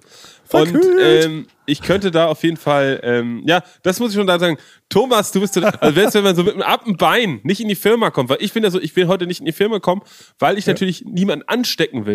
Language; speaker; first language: German; native; German